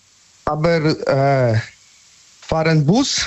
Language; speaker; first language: German; non-native, learner; Polish